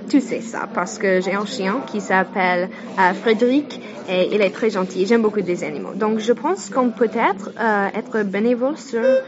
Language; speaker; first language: French; non-native, learner; English